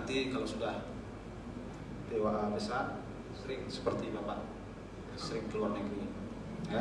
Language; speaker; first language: Indonesian; native; Indonesian